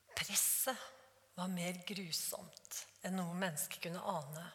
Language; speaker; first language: Norwegian; native; Norwegian